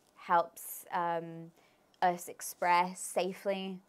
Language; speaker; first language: English; native; English